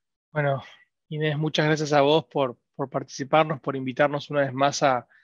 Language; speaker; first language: Spanish; native; Spanish